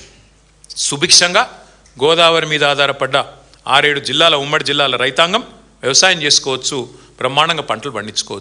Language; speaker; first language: Telugu; native; Telugu